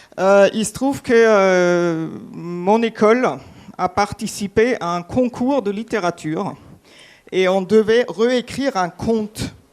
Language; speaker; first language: French; non-native, fluent; German